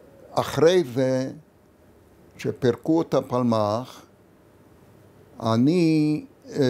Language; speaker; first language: Hebrew; non-native, fluent; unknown